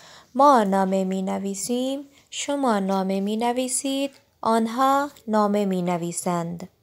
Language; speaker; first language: Persian; non-native, fluent; Urdu